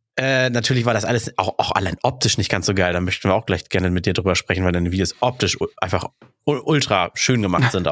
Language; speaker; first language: German; native; German